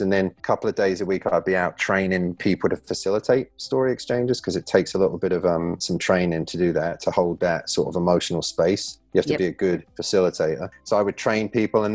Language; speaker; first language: English; native; English